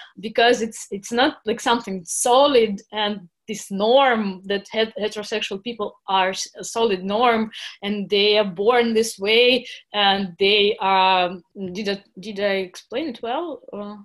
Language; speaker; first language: English; non-native, fluent; Russian